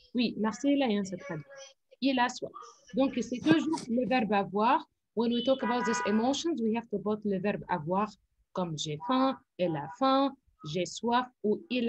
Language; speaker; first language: French; non-native, fluent; Arabic